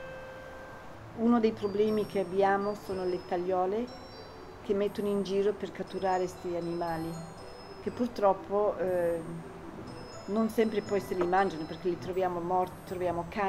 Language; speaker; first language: Italian; early bilingual, heritage; Italian